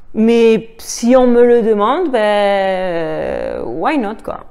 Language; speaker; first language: French; native; French